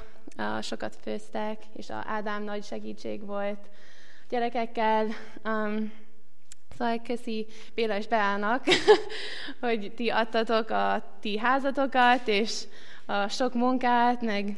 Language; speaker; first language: Hungarian; non-native, learner; English